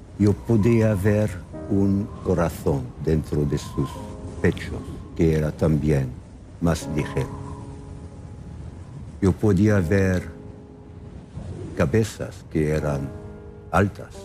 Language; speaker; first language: Spanish; non-native, fluent; English